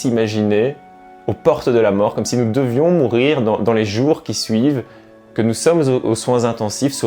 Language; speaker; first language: French; native; French